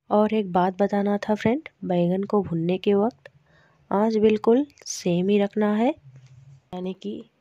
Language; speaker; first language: Hindi; non-native, local second language; Bangla